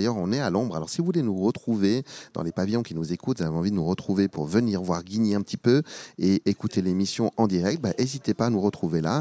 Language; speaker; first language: French; native; French